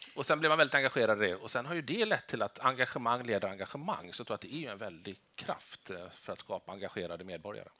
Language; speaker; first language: Swedish; native; Swedish